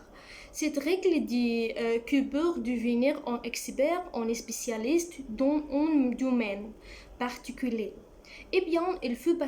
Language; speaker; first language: French; non-native, learner; Arabic